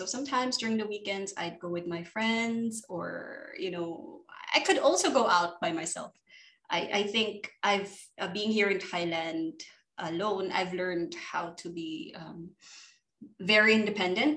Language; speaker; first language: English; non-native, local second language; Filipino